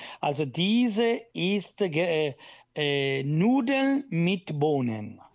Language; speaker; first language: German; non-native, local second language; Italian